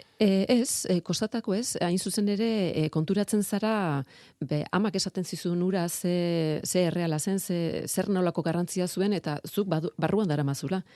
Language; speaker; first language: Basque; native; Basque